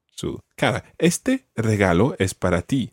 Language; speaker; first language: Spanish; non-native, fluent; English